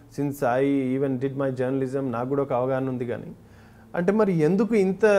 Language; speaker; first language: Telugu; native; Telugu